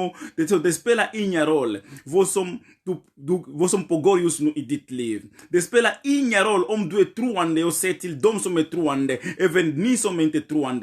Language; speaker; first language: Swedish; non-native, fluent; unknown